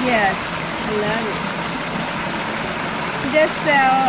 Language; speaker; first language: English; non-native, learner; Thai